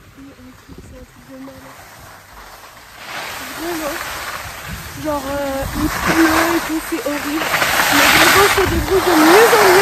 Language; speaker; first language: French; native; French